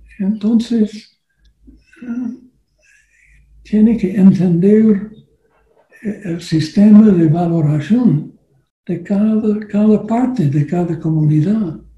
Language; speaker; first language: Spanish; non-native, learner; English